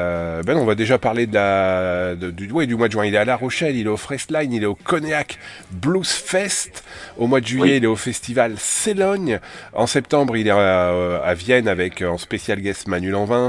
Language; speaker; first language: French; native; French